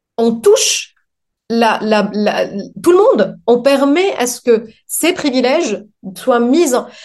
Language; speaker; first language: French; non-native, local second language; Arabic